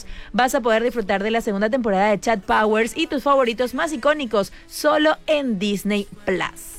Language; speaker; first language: Spanish; native; Spanish